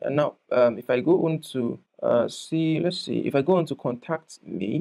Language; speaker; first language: English; non-native, local second language; Yoruba